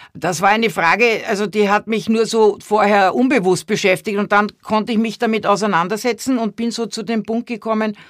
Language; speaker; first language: German; native; German